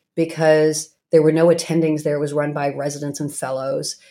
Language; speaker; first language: English; native; English